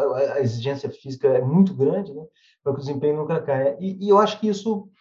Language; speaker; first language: Portuguese; native; Portuguese